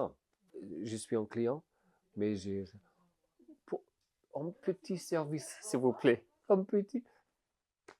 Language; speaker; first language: French; non-native, learner; German